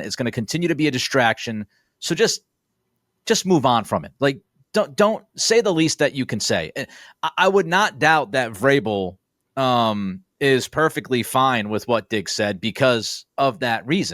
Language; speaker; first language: English; native; English